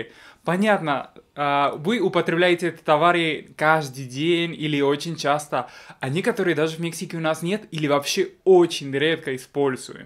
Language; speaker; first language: Russian; non-native, fluent; Spanish